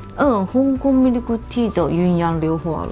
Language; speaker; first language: Japanese; non-native, fluent; Chinese